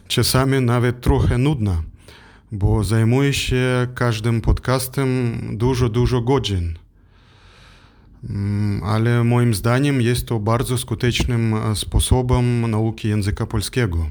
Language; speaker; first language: Polish; non-native, learner; German